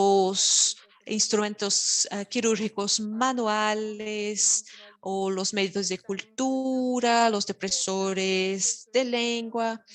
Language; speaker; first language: Spanish; non-native, fluent; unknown